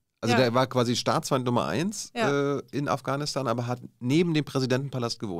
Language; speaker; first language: German; native; German